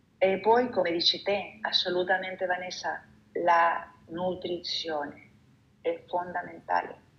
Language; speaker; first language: Italian; non-native, fluent; Spanish